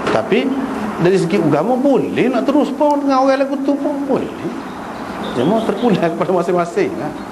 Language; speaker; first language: Malay; native; Malay